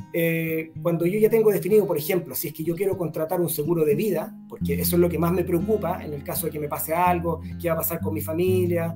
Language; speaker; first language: Spanish; native; Spanish